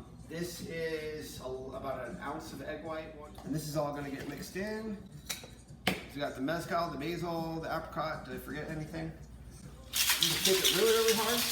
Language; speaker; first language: English; native; English